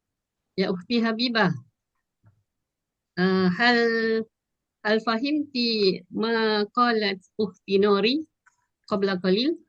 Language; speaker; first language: Arabic; non-native, learner; Malay